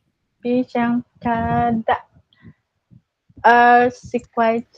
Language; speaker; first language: Chinese; non-native, learner; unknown